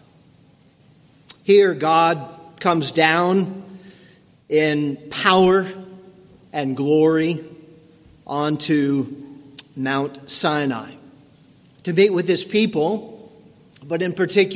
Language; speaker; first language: English; native; English